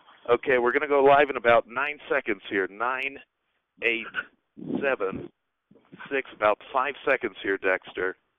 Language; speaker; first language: English; native; English